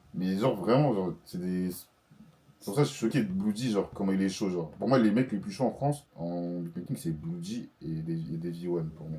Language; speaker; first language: French; native; French